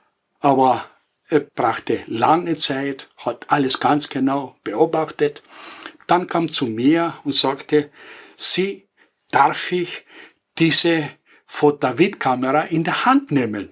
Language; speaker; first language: German; non-native, fluent; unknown